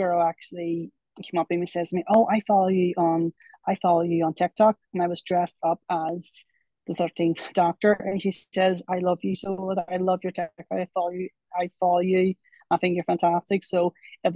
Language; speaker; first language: English; native; English